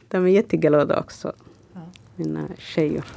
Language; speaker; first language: Swedish; non-native, learner; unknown